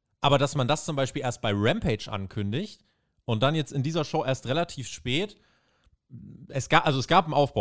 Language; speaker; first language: German; native; German